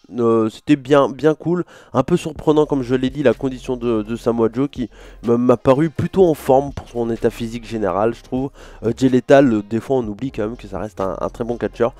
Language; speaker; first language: French; native; French